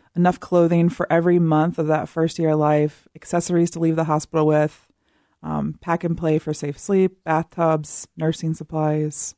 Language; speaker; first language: English; native; English